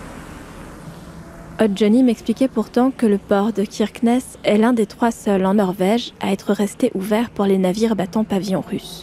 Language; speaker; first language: French; native; French